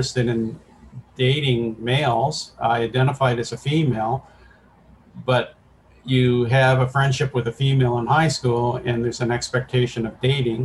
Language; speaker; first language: English; native; English